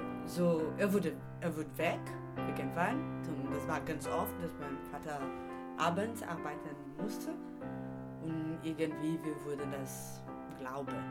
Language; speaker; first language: German; non-native, learner; Portuguese